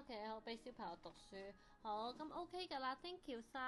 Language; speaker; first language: Cantonese; native; Cantonese